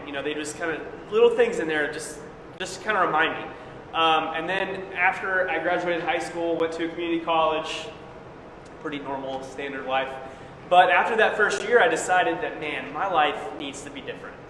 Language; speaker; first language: English; native; English